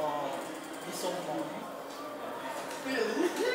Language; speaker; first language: English; non-native, learner; Indonesian